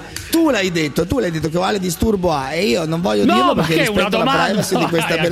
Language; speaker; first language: Italian; native; Italian